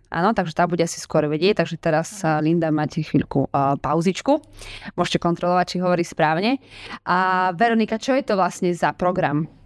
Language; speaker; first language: Slovak; native; Slovak